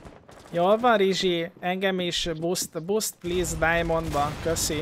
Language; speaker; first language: Hungarian; native; Hungarian